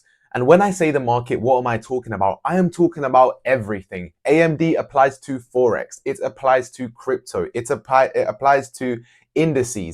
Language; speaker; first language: English; native; English